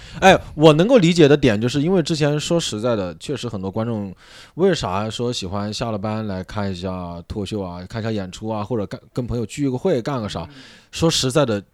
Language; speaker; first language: Chinese; native; Chinese